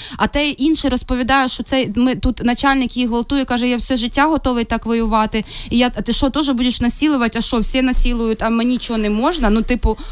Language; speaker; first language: Ukrainian; non-native, local second language; Russian